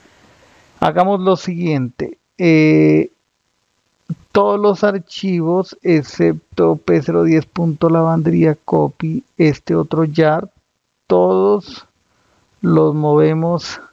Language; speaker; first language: Spanish; native; Spanish